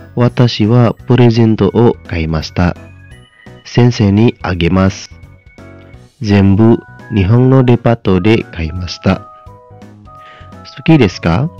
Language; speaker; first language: Japanese; non-native, fluent; Indonesian